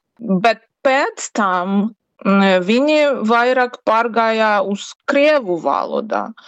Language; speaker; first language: Latvian; non-native, learner; Ukrainian